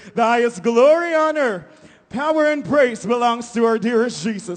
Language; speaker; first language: English; non-native, local second language; Filipino